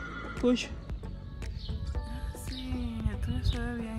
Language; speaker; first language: Spanish; native; Spanish